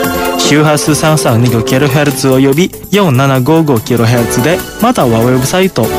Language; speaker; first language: Japanese; non-native, fluent; Indonesian